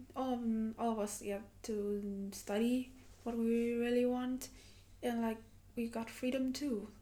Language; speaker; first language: English; non-native, learner; Vietnamese